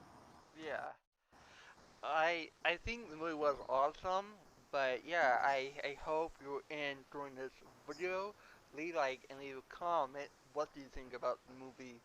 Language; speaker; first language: English; non-native, learner; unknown